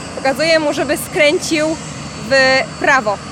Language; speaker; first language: Polish; native; Polish